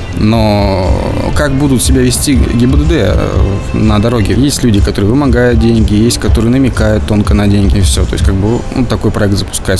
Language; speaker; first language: Russian; native; Russian